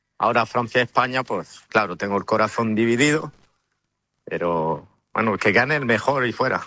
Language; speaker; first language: Spanish; early bilingual, heritage; French